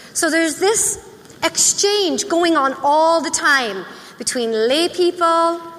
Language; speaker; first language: English; native; English